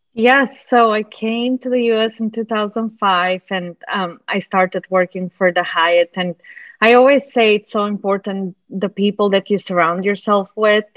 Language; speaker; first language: English; non-native, fluent; Macedonian